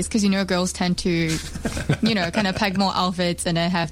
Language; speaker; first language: English; non-native, local second language; Chinese